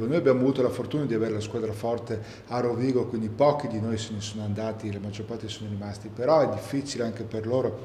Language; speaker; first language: Italian; native; Italian